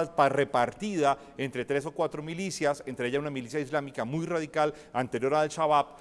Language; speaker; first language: Spanish; native; Spanish